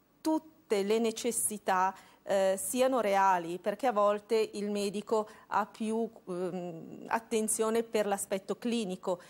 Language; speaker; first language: Italian; native; Italian